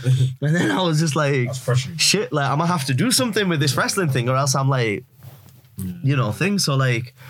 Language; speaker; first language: English; early bilingual, other home language; Urdu